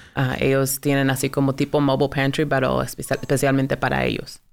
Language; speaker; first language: Spanish; early bilingual, heritage; Spanish